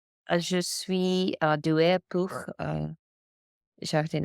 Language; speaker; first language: French; non-native, learner; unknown